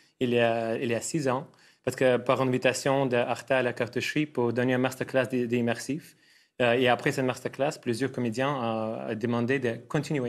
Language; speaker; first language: French; non-native, fluent; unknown